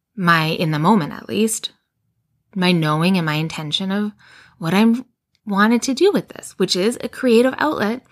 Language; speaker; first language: English; native; English